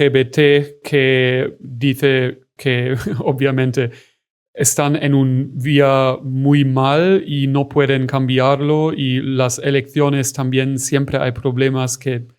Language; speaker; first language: Spanish; non-native, fluent; German